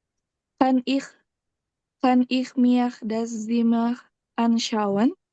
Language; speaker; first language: German; non-native, learner; Indonesian